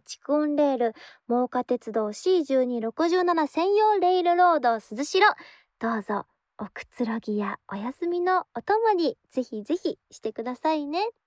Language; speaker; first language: Japanese; native; Japanese